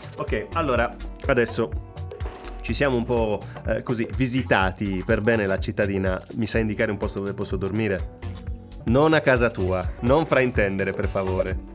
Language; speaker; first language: Italian; native; Italian